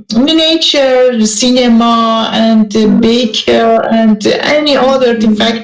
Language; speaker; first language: English; non-native, learner; Persian